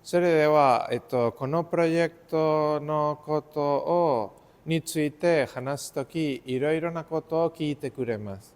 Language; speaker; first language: Japanese; non-native, learner; Spanish